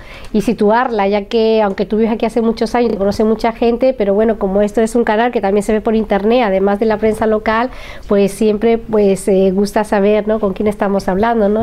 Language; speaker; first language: Spanish; native; Spanish